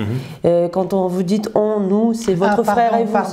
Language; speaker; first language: French; non-native, fluent; Russian